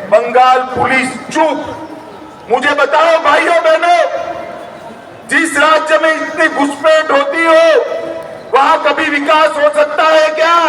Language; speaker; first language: Hindi; non-native, local second language; Gujarati